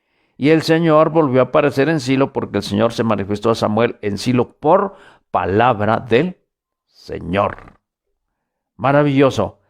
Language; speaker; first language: Spanish; native; Spanish